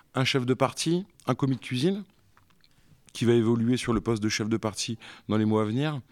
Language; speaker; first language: French; native; French